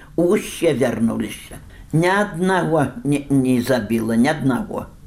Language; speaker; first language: Belarusian; native; Belarusian